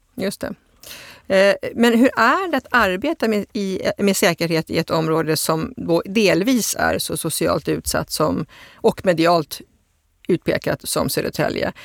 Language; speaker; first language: Swedish; native; Swedish